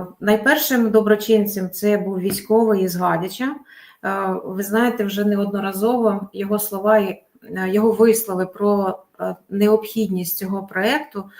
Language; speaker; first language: Ukrainian; native; Ukrainian